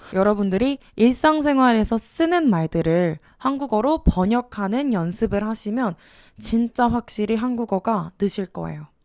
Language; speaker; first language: Korean; native; Korean